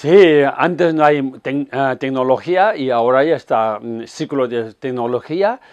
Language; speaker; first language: Spanish; non-native, fluent; Tibetan